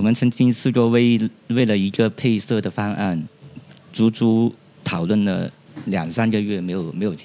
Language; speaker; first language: Chinese; non-native, local second language; Cantonese